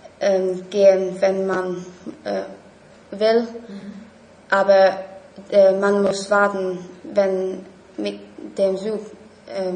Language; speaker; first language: German; non-native, learner; English